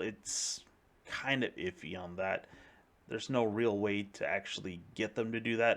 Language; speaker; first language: English; native; English